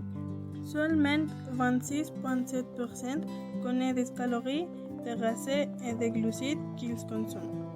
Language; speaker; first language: French; non-native, learner; Spanish